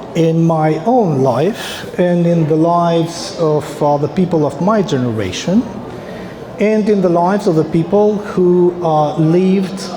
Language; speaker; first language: English; non-native, fluent; Albanian